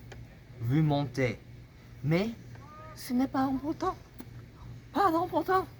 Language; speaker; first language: French; non-native, learner; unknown